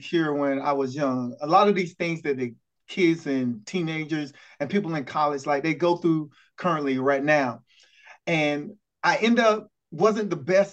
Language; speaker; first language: English; native; English